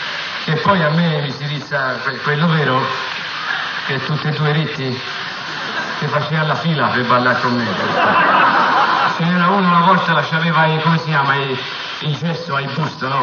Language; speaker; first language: Italian; native; Italian